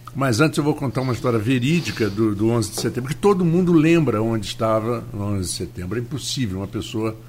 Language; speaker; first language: Portuguese; native; Portuguese